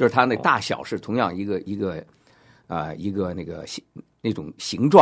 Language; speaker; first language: Chinese; native; Chinese